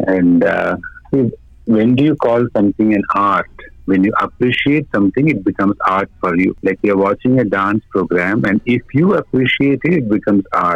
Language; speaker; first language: English; non-native, local second language; Malayalam